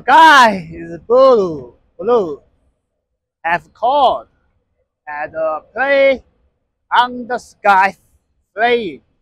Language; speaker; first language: English; non-native, learner; Chinese